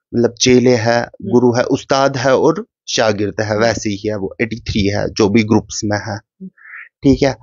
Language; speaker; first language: Hindi; non-native, local second language; Kashmiri